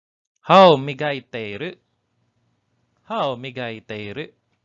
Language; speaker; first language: Japanese; non-native, learner; English